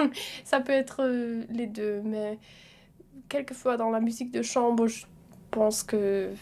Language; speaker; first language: French; non-native, fluent; German